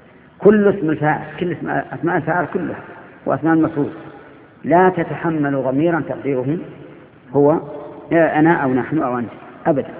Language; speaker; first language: Arabic; native; Arabic